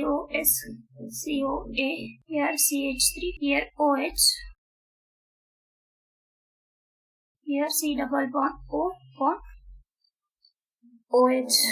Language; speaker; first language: English; non-native, local second language; Marathi